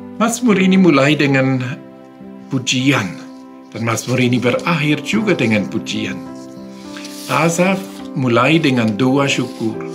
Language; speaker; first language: Indonesian; non-native, fluent; Swiss German